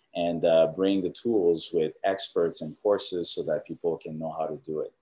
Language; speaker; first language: English; native; English